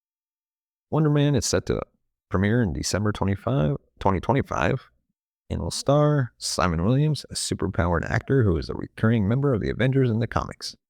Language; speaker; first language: English; native; English